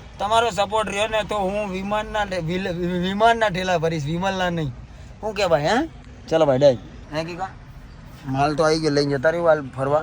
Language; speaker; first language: Gujarati; native; Gujarati